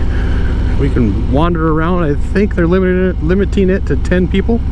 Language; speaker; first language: English; native; English